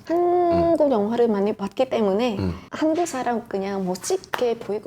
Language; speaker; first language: Korean; non-native, learner; Vietnamese